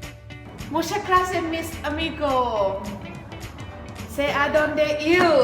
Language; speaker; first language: Spanish; non-native, learner; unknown